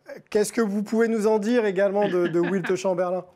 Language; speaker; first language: French; native; French